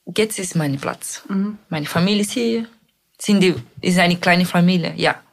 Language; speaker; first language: German; non-native, fluent; Portuguese